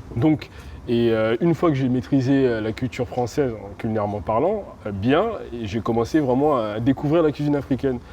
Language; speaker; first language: French; early bilingual, other home language; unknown